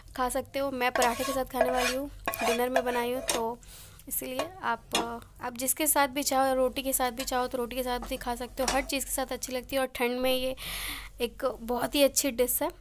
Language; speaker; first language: Hindi; non-native, local second language; Bangla